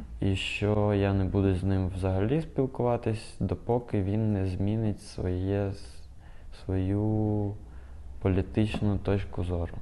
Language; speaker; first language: Ukrainian; non-native, local second language; Russian